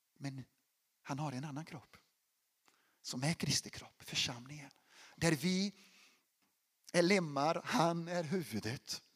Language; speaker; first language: Swedish; non-native, fluent; Portuguese